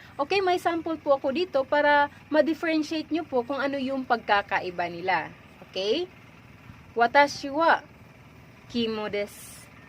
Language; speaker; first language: Filipino; native; Filipino